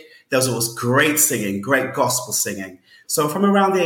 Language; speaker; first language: English; native; English